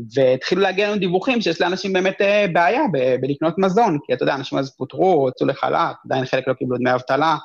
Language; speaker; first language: Hebrew; non-native, fluent; English